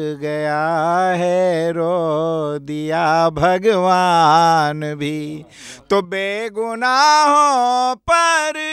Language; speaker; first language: Hindi; native; Hindi